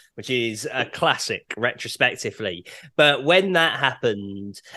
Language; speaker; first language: English; native; English